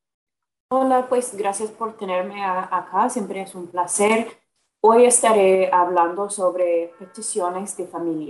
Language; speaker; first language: Spanish; non-native, fluent; English